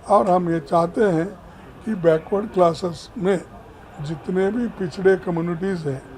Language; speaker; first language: Hindi; non-native, local second language; Kannada